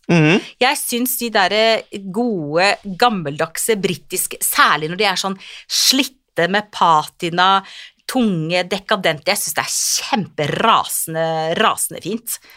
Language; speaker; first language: Norwegian; native; Norwegian